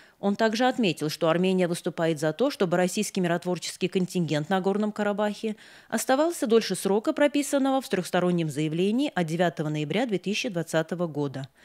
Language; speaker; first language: Russian; non-native, local second language; Armenian